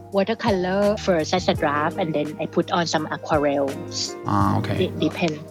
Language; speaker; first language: English; non-native, fluent; Thai